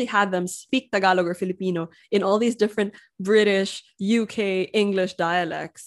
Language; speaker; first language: English; non-native, local second language; Filipino